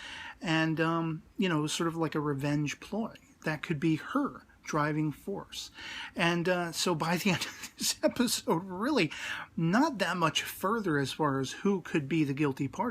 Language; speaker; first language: English; native; English